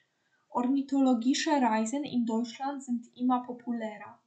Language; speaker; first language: German; non-native, fluent; Polish